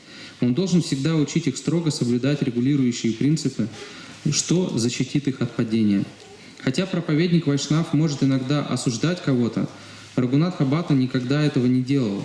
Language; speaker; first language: Russian; native; Russian